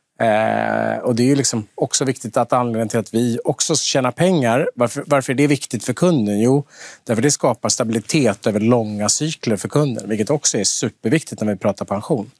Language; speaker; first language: Swedish; native; Swedish